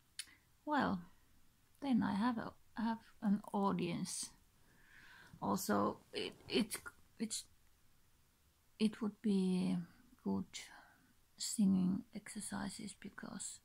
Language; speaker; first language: English; non-native, learner; Finnish